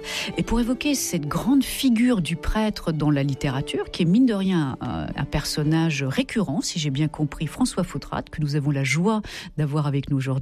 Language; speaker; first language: French; native; French